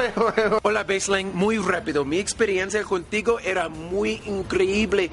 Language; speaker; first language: Spanish; non-native, learner; English